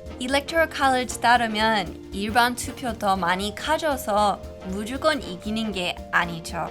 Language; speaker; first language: Korean; non-native, fluent; English